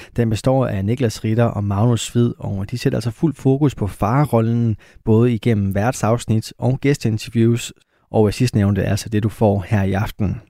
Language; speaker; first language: Danish; native; Danish